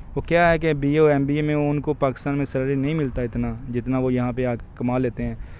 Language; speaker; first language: Urdu; non-native, local second language; Punjabi